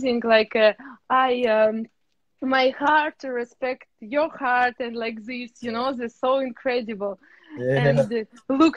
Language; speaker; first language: English; non-native, learner; Russian